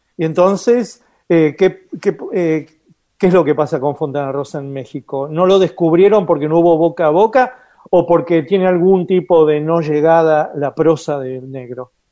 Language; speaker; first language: Spanish; native; Spanish